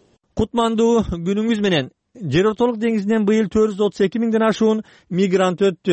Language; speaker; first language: Kyrgyz; native; Kyrgyz